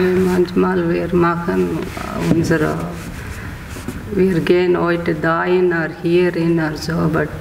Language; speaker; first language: German; non-native, learner; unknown